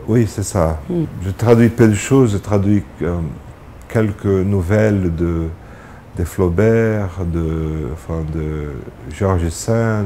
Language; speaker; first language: French; non-native, fluent; Portuguese